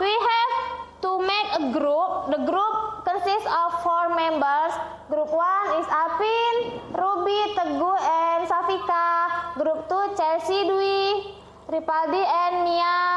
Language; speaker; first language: English; non-native, learner; Indonesian